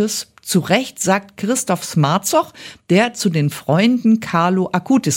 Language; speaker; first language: German; native; German